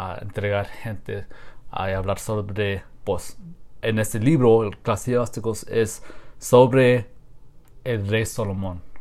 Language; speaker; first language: Spanish; non-native, learner; English